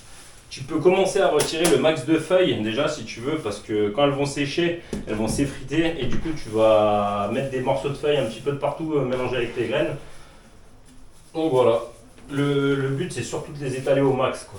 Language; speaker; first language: French; native; French